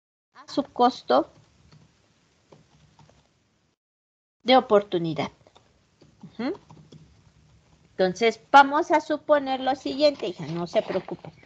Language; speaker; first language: Spanish; native; Spanish